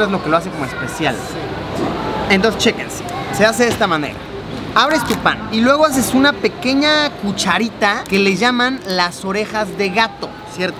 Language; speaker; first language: Spanish; native; Spanish